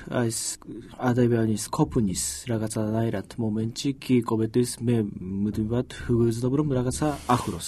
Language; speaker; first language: Georgian; non-native, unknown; Japanese